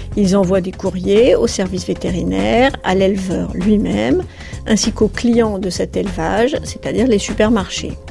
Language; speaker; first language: French; native; French